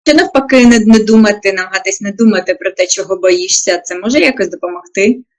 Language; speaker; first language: Ukrainian; native; Ukrainian